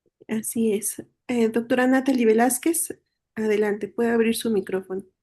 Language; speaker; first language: Spanish; native; Spanish